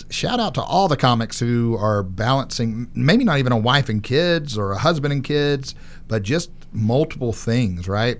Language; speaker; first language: English; native; English